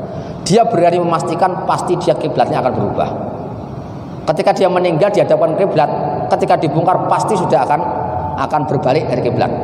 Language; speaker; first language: Indonesian; native; Indonesian